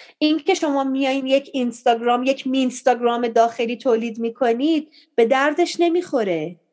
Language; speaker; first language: Persian; native; Persian